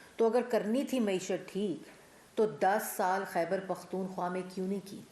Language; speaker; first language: Urdu; native; Urdu